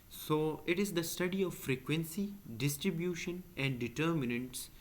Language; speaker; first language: English; non-native, local second language; Urdu